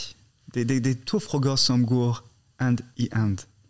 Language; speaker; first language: Swedish; non-native, fluent; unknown